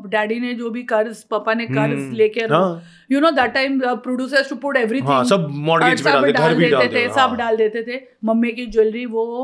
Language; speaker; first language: Hindi; native; Hindi